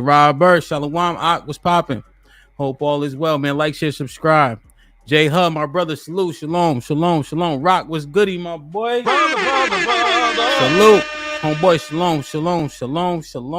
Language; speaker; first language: English; native; English